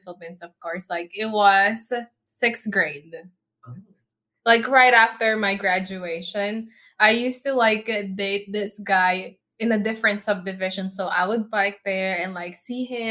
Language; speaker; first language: English; non-native, local second language; Filipino